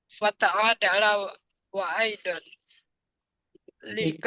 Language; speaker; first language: Arabic; non-native, learner; Indonesian